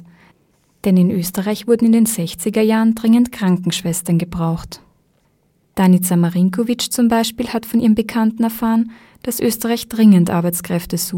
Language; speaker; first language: German; native; German